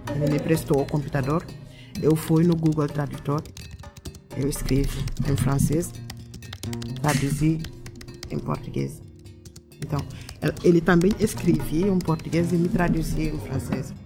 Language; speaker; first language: Portuguese; non-native, learner; Wolof